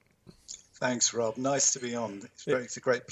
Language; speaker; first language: English; native; English